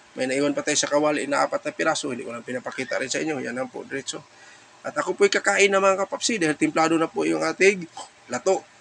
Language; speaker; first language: Filipino; non-native, local second language; Cebuano